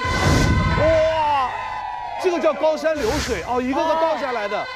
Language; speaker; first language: Chinese; native; Chinese